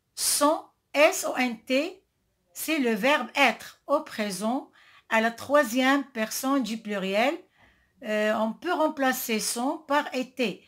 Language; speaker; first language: French; non-native, local second language; Arabic